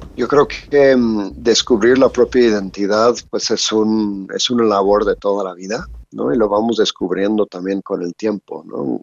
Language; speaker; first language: Spanish; non-native, fluent; English